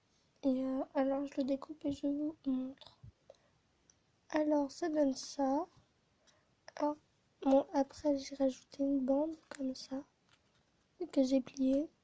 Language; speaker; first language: French; native; French